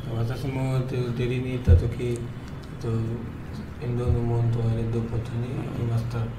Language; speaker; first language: Japanese; non-native, learner; Hindi